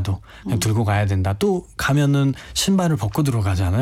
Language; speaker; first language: Korean; non-native, fluent; Nepali